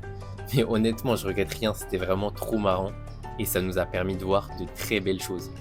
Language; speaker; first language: French; native; French